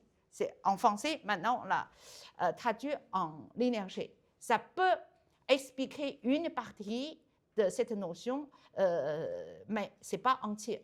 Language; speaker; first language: French; non-native, learner; Chinese